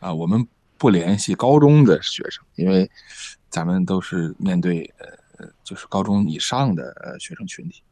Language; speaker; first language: Chinese; native; Chinese